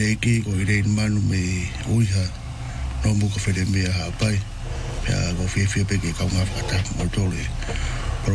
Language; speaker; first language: English; native; English